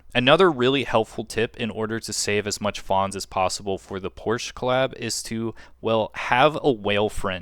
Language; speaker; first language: English; native; English